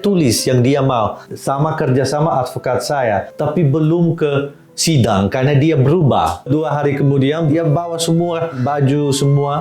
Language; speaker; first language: Indonesian; non-native, fluent; Dutch